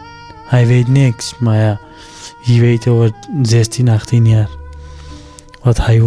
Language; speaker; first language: Dutch; non-native, learner; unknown